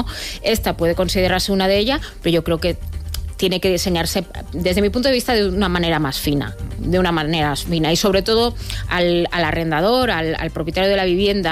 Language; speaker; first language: Spanish; native; Spanish